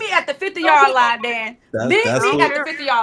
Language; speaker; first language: English; native; English